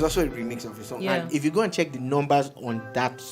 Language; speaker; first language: English; non-native, local second language; Yoruba